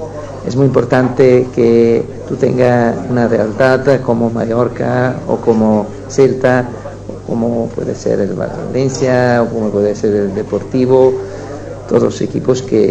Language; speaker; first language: Spanish; non-native, fluent; Italian